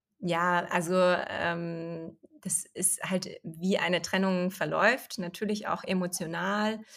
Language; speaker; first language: German; early bilingual, other home language; Chinese